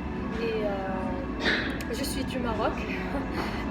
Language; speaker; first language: French; non-native, local second language; Arabic